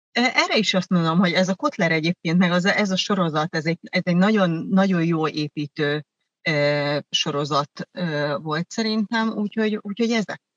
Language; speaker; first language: Hungarian; early bilingual, other home language; German